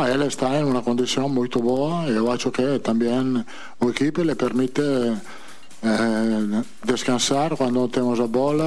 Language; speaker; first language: Portuguese; non-native, fluent; Italian